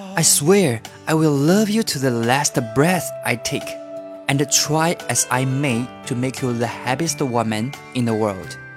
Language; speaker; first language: English; non-native, fluent; Chinese